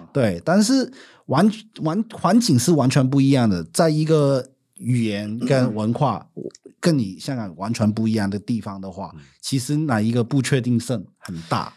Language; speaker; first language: Chinese; non-native, fluent; Cantonese